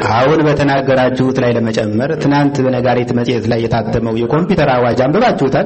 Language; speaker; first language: Amharic; native; Amharic